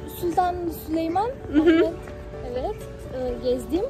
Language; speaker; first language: Turkish; non-native, learner; Romanian